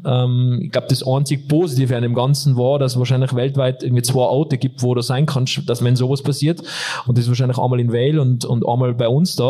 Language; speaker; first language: German; native; German